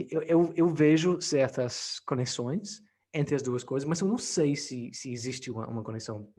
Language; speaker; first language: Portuguese; non-native, fluent; English